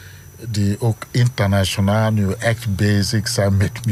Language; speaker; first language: Dutch; non-native, learner; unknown